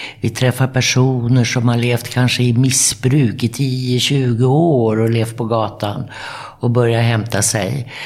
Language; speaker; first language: Swedish; native; Swedish